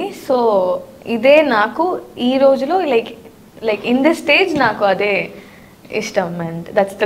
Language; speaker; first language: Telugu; non-native, learner; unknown